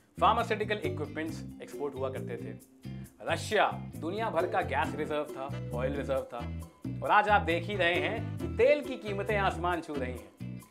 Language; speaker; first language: Hindi; native; Hindi